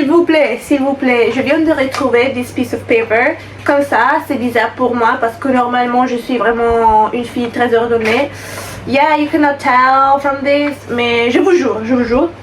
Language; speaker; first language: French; non-native, fluent; Italian